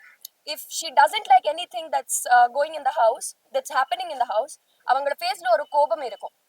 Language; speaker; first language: Tamil; non-native, learner; Telugu